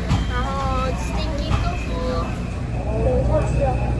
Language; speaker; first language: Chinese; non-native, learner; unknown